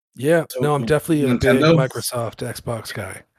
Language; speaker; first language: English; native; English